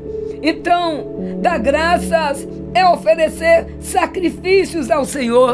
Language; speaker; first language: Portuguese; native; Portuguese